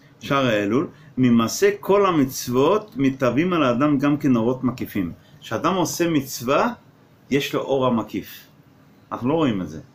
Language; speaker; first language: Hebrew; non-native, fluent; English